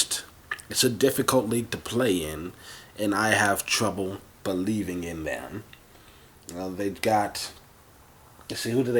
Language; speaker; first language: English; native; English